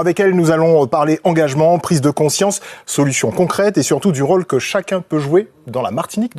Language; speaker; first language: French; native; French